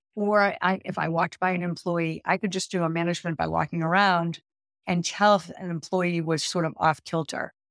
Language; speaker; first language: English; native; English